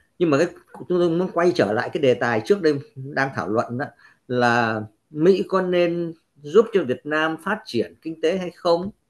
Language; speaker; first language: Vietnamese; native; Vietnamese